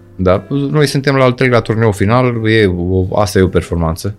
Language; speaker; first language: Romanian; native; Romanian